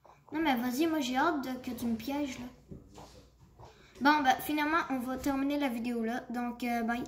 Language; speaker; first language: French; native; French